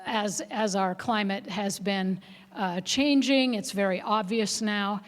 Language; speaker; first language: English; native; English